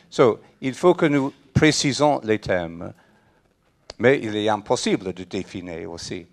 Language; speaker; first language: French; non-native, fluent; English